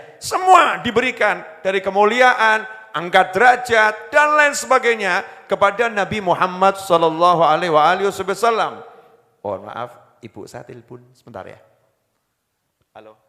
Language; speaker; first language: Indonesian; native; Indonesian